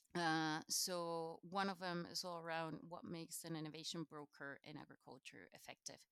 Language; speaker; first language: English; non-native, fluent; Spanish